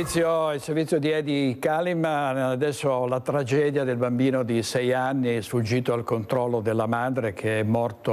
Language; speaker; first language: Italian; native; Italian